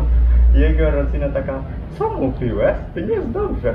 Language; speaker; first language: Polish; non-native, learner; Balinese